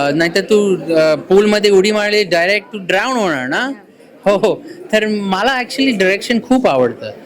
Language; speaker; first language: Marathi; early bilingual, heritage; Marathi